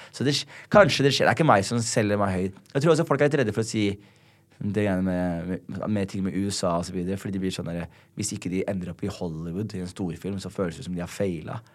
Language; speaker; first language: Norwegian; early bilingual, other home language; Somali